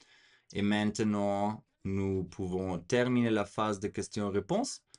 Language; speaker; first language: French; non-native, fluent; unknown